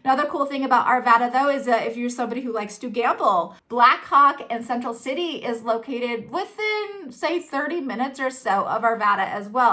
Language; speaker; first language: English; native; English